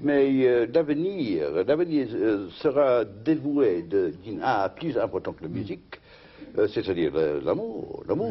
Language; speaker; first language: French; non-native, fluent; English